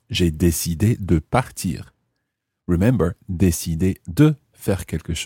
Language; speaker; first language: French; non-native, fluent; English